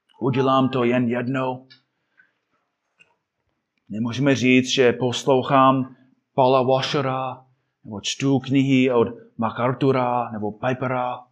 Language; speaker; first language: Czech; non-native, fluent; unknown